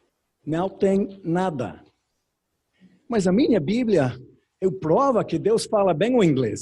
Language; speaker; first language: Portuguese; non-native, learner; English